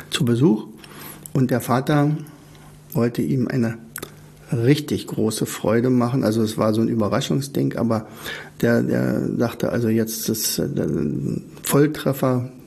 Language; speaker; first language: German; native; German